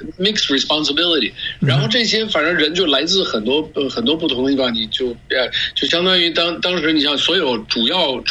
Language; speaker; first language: Chinese; early bilingual, other home language; English